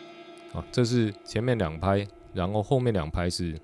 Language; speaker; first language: Chinese; native; Chinese